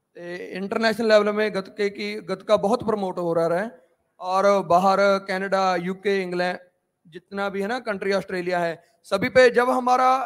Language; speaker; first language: Hindi; non-native, local second language; Punjabi